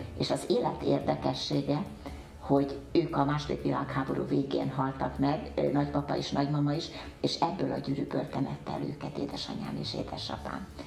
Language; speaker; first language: Hungarian; early bilingual, heritage; Hungarian